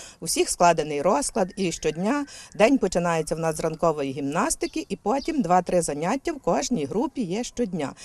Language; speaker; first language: Ukrainian; native; Ukrainian